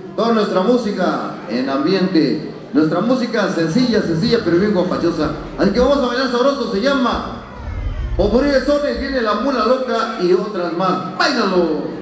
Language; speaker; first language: Spanish; native; Spanish